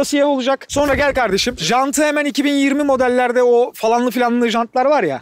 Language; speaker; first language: Turkish; native; Turkish